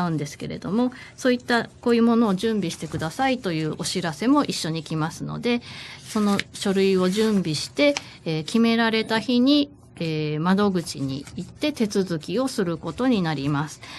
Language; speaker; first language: Japanese; native; Japanese